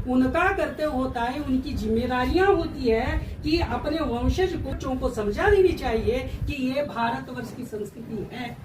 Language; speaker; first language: Hindi; non-native, local second language; Kannada